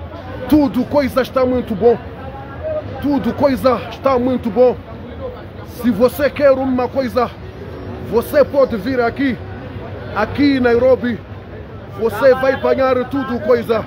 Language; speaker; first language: Portuguese; non-native, learner; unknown